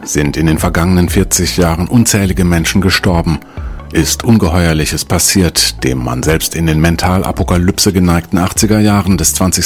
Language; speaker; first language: German; native; German